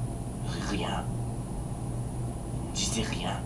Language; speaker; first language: French; non-native, learner; English